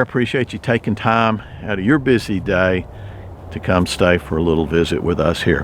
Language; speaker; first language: English; native; English